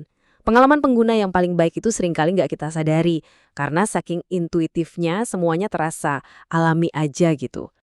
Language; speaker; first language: Indonesian; native; Indonesian